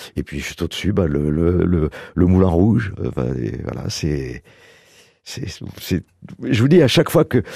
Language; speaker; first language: French; native; French